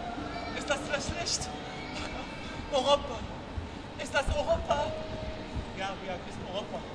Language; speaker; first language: German; non-native, learner; Arabic